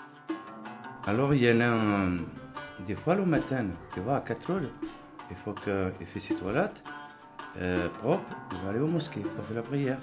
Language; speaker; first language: French; non-native, local second language; Arabic